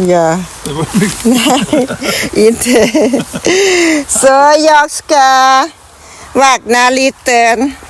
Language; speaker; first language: Swedish; non-native, learner; Thai